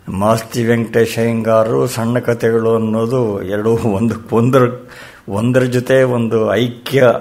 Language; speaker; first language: Kannada; native; Kannada